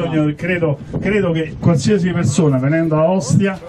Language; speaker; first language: Italian; native; Italian